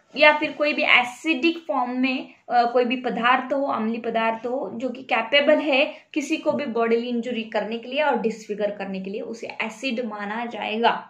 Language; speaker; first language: Hindi; non-native, local second language; Marathi